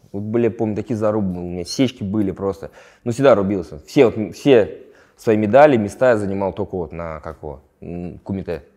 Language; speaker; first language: Russian; native; Russian